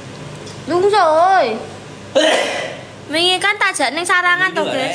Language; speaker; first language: Vietnamese; non-native, learner; Javanese